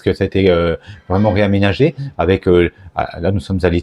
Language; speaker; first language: French; native; French